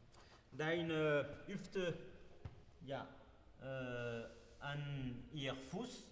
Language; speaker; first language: German; non-native, learner; French